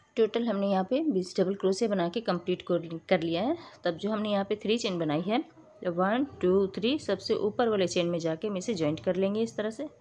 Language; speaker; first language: Hindi; native; Hindi